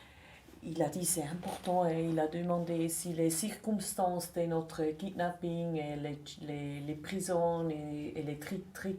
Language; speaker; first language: French; non-native, local second language; German